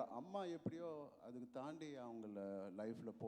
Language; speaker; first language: Tamil; non-native, local second language; Telugu